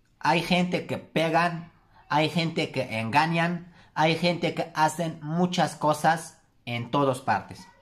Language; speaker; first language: Spanish; non-native, learner; Turkish